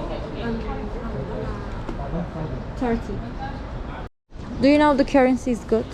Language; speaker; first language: English; non-native, learner; Turkish